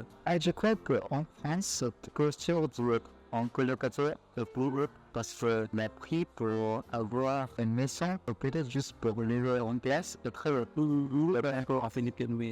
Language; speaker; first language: French; non-native, fluent; Filipino